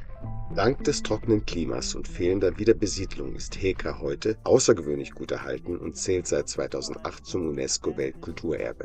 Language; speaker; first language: German; native; German